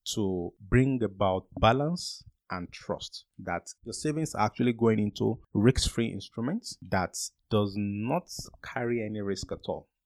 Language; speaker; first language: English; non-native, local second language; Yoruba